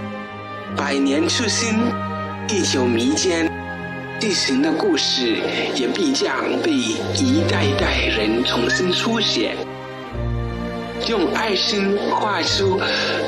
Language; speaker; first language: Chinese; non-native, fluent; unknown